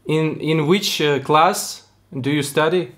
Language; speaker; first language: English; non-native, learner; Russian